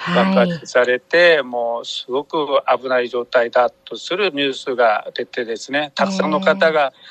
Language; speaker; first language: Japanese; non-native, fluent; Korean